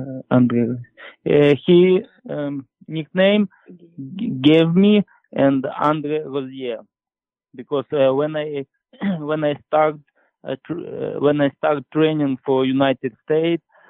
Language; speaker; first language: English; non-native, learner; Ukrainian